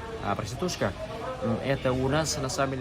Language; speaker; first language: Russian; non-native, learner; Vietnamese